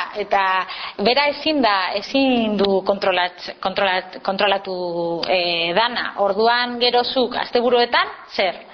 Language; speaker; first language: Basque; non-native, local second language; Spanish